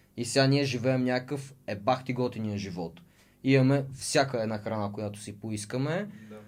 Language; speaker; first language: Bulgarian; early bilingual, other home language; Russian